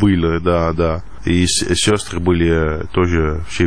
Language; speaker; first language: Russian; non-native, fluent; Dutch